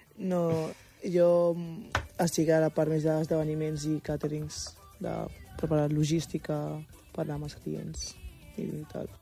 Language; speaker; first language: Catalan; early bilingual, other home language; Wolof